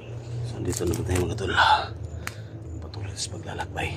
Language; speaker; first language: Filipino; native; Filipino